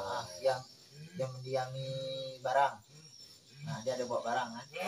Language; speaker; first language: Indonesian; native; Indonesian